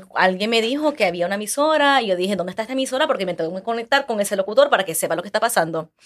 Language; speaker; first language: Spanish; early bilingual, heritage; Spanish